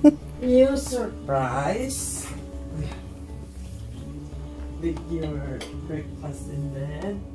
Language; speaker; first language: English; non-native, local second language; Filipino